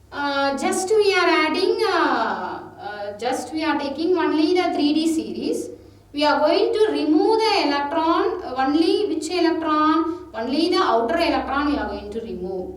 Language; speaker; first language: English; non-native, local second language; Tamil